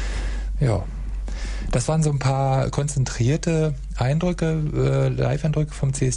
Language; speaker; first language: German; native; German